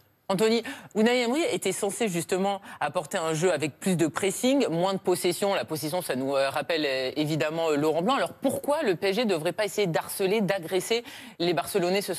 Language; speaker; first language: French; native; French